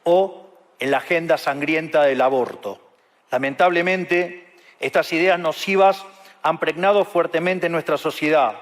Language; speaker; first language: Spanish; native; Spanish